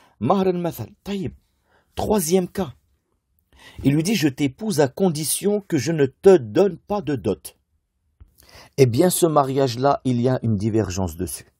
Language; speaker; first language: French; native; French